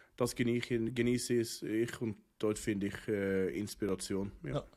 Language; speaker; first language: German; non-native, learner; Norwegian